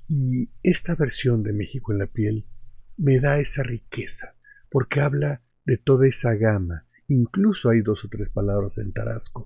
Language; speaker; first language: Spanish; native; Spanish